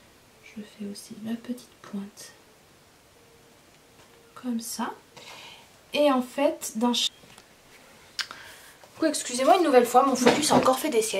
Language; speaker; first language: French; native; French